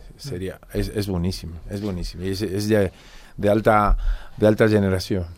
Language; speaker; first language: Catalan; non-native, fluent; Spanish